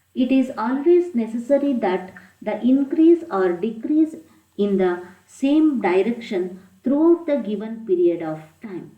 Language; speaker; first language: English; non-native, local second language; Kannada